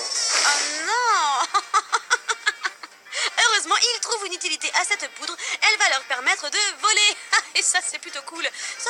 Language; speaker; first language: French; native; French